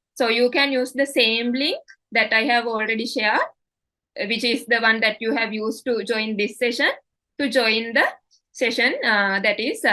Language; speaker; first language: English; non-native, local second language; Sinhala